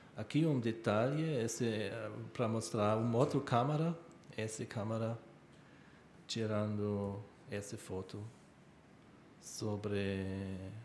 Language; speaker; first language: Portuguese; non-native, learner; German